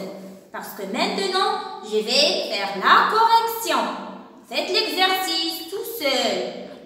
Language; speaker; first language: French; non-native, local second language; Arabic